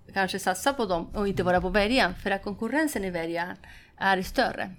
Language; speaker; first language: Swedish; non-native, fluent; Spanish